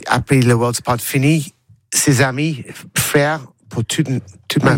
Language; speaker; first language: French; non-native, learner; English